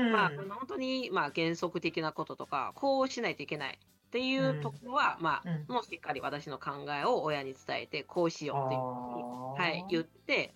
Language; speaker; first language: Japanese; non-native, fluent; Chinese